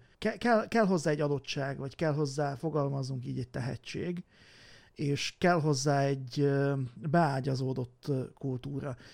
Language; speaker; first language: Hungarian; native; Hungarian